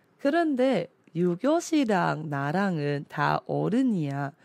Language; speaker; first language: Korean; non-native, fluent; Chinese